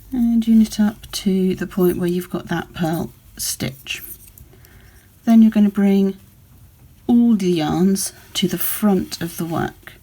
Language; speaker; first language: English; native; English